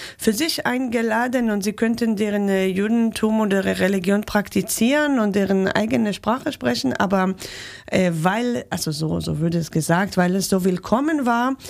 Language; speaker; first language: German; non-native, learner; Hebrew